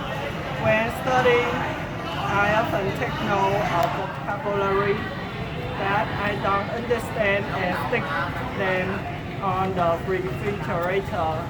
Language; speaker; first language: English; non-native, learner; Vietnamese